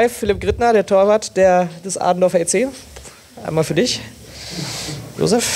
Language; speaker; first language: German; native; German